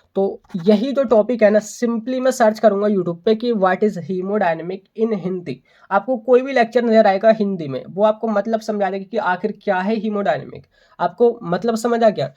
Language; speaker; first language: Hindi; native; Hindi